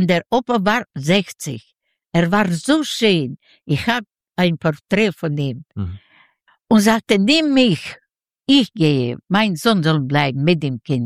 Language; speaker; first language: German; non-native, fluent; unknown